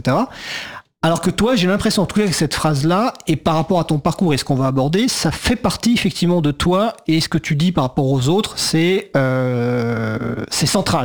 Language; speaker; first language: French; native; French